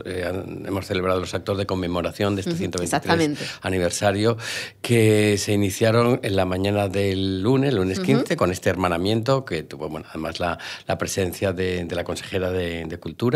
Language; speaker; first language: Spanish; native; Spanish